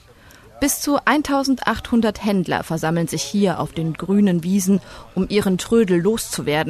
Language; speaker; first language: German; native; German